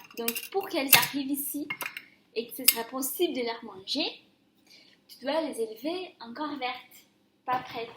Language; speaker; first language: French; non-native, fluent; Portuguese